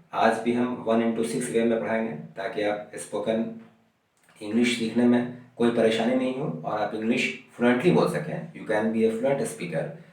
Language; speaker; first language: Hindi; native; Hindi